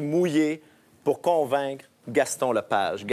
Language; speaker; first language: French; native; French